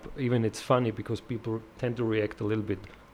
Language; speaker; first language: English; non-native, fluent; German